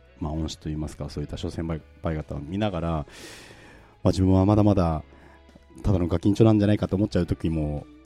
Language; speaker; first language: Japanese; native; Japanese